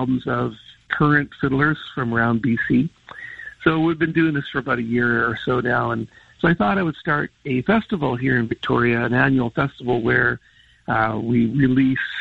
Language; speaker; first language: English; native; English